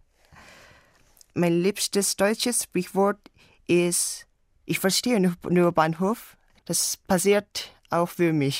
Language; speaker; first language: German; non-native, learner; Indonesian